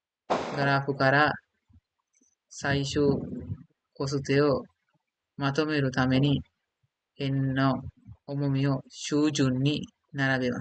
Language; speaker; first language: Japanese; non-native, learner; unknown